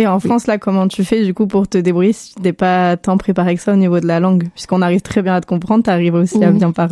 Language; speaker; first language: French; native; French